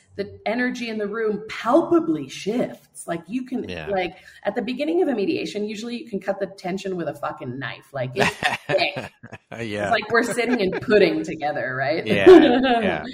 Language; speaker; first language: English; native; English